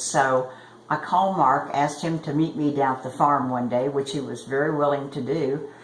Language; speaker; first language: English; native; English